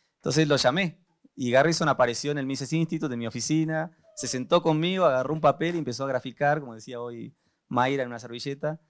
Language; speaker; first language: Spanish; native; Spanish